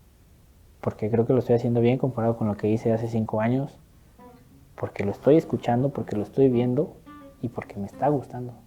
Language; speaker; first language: Spanish; native; Spanish